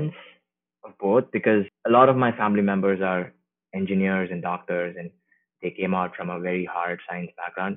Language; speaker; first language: English; non-native, local second language; Tamil